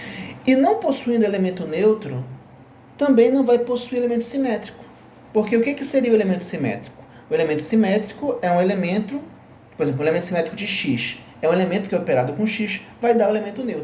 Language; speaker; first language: Portuguese; native; Portuguese